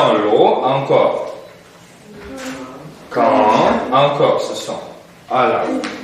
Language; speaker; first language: French; non-native, fluent; Russian